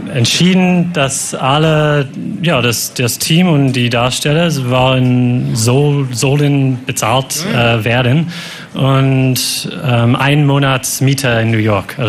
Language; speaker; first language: German; non-native, fluent; English